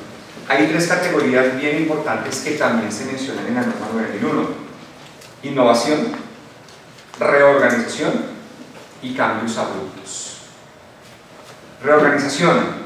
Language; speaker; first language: Spanish; native; Spanish